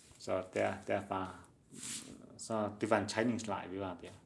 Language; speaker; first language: Danish; non-native, learner; Chinese